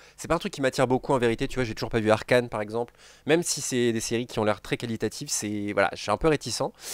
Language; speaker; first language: French; native; French